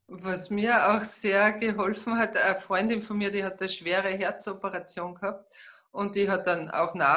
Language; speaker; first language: German; native; German